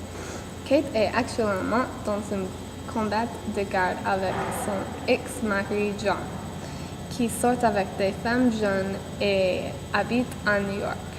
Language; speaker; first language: French; non-native, learner; English